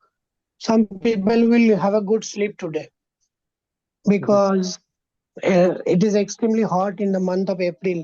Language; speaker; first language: English; non-native, fluent; Bangla